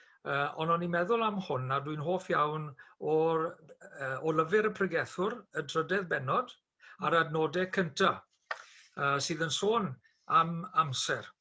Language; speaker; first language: Welsh; native; Welsh